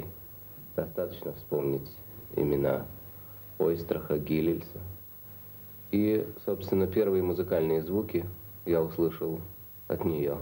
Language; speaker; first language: Russian; native; Russian